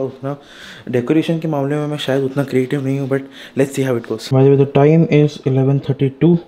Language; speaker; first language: Hindi; non-native, local second language; Marathi